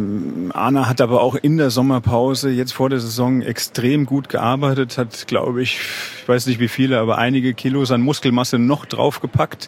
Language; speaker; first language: German; native; German